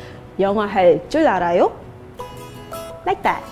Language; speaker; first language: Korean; non-native, learner; Malay